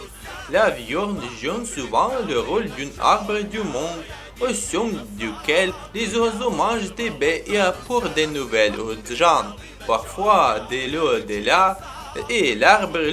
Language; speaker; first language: French; non-native, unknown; Ukrainian